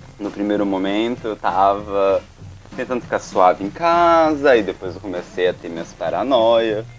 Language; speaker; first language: Portuguese; native; Portuguese